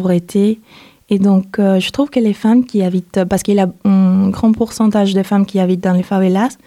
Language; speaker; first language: French; non-native, fluent; Spanish